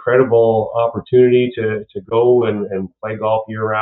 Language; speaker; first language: English; native; English